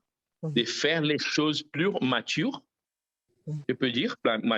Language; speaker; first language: French; non-native, learner; Portuguese